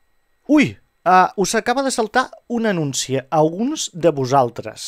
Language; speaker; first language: Catalan; native; Catalan